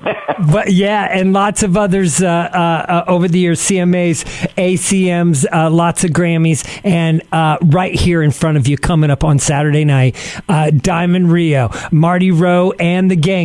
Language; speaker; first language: English; native; English